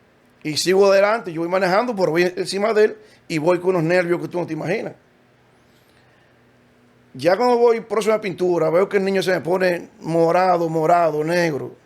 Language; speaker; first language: Spanish; native; Spanish